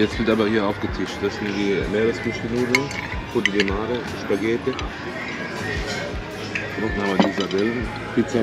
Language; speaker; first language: German; native; German